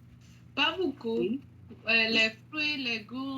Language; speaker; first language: French; non-native, learner; Spanish